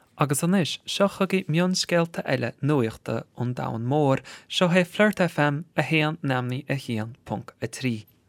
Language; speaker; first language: Irish; native; Irish